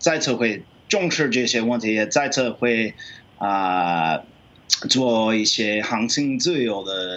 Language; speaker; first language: Chinese; non-native, fluent; English